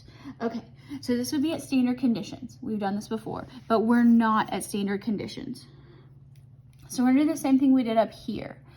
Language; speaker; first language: English; native; English